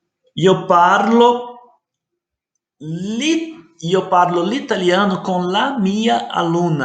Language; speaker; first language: Italian; non-native, learner; Portuguese